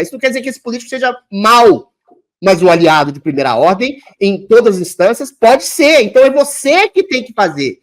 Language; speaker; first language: Portuguese; native; Portuguese